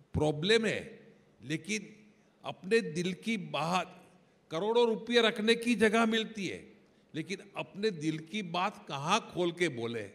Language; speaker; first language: Hindi; non-native, local second language; Gujarati